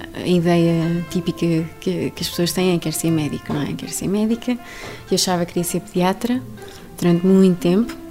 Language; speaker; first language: Portuguese; native; Portuguese